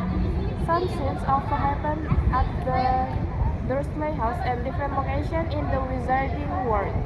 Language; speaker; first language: English; non-native, learner; Indonesian